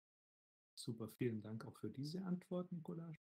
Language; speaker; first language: German; native; German